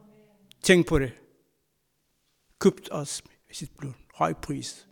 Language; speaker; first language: Danish; non-native, fluent; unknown